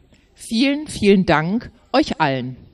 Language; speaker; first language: German; native; German